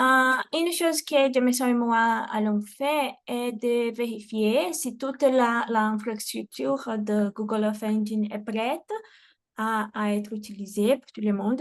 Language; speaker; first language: French; non-native, fluent; Portuguese